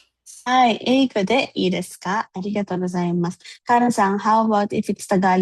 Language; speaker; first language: Japanese; non-native, fluent; Filipino